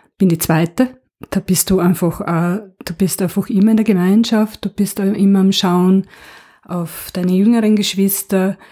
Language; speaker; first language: German; native; German